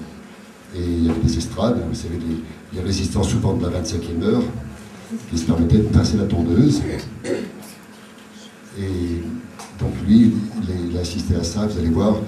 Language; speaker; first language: French; native; French